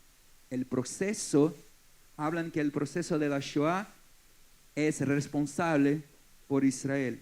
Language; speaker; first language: Spanish; non-native, fluent; Portuguese